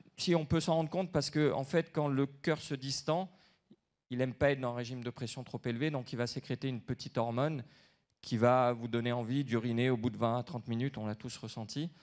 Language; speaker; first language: French; native; French